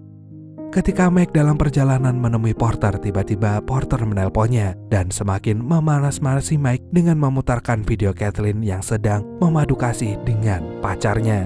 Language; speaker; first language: Indonesian; native; Indonesian